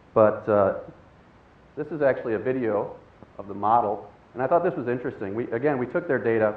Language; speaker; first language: English; native; English